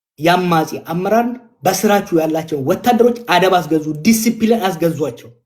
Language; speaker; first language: Amharic; non-native, local second language; Oromo